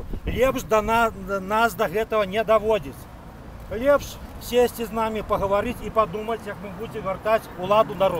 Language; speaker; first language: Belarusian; non-native, local second language; Russian